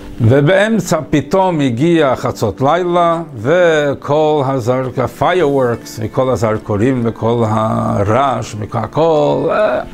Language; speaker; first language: Hebrew; early bilingual, heritage; English